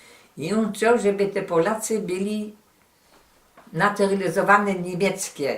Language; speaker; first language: Polish; early bilingual, heritage; Polish